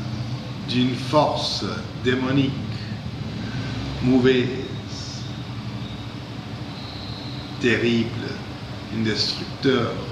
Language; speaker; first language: French; non-native, fluent; English